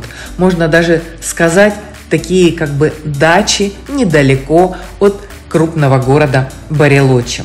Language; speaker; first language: Russian; native; Russian